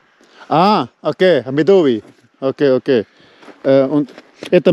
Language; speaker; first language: Russian; non-native, learner; Urdu